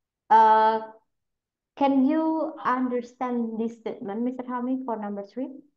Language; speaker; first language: English; non-native, fluent; Indonesian